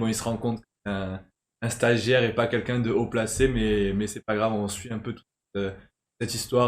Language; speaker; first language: French; native; French